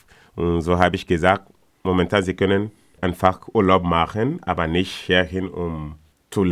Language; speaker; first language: German; non-native, learner; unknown